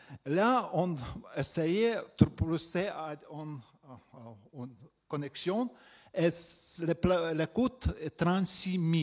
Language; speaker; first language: French; non-native, fluent; Latvian